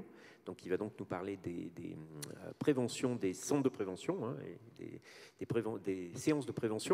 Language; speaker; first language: French; native; French